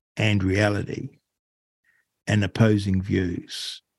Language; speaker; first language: English; native; English